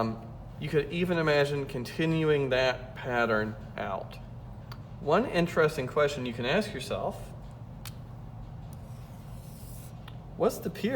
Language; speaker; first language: English; native; English